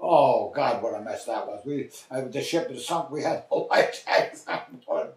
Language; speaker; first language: English; native; English